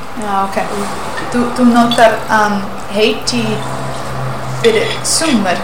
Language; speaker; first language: Icelandic; non-native, learner; English